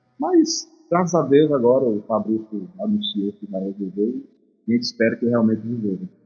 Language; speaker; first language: Portuguese; native; Portuguese